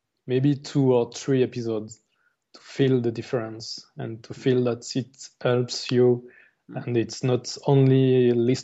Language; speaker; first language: English; non-native, learner; German